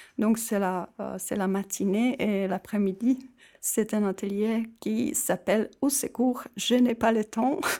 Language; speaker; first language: French; non-native, fluent; Czech